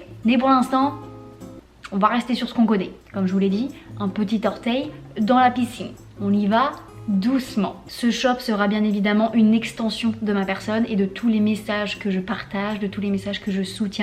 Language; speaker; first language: French; native; French